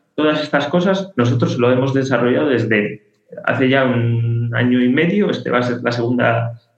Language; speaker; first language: Spanish; native; Spanish